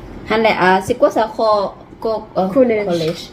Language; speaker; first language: French; non-native, learner; Lao